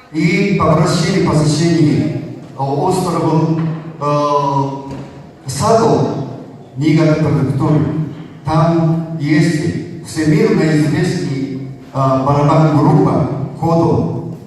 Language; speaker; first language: Russian; non-native, learner; Japanese